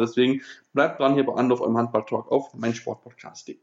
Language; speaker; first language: German; native; German